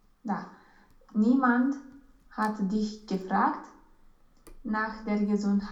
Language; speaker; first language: German; non-native, learner; Romanian